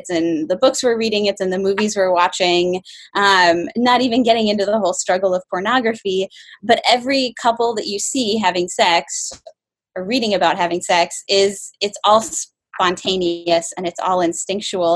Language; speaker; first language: English; native; English